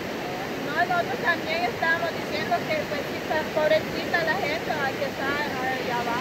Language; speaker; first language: Spanish; native; Spanish